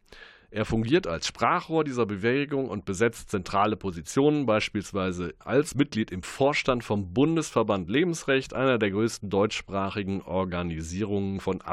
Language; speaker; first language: German; native; German